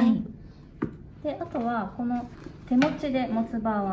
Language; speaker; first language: Japanese; native; Japanese